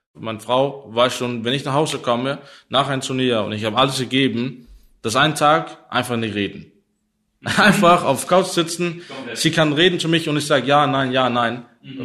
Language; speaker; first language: German; non-native, learner; Danish